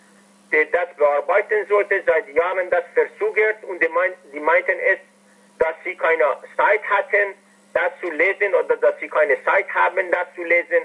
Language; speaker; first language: German; non-native, fluent; Persian